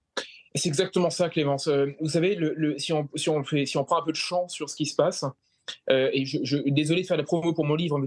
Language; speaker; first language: French; native; French